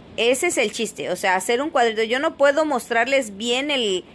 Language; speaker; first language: Spanish; native; Spanish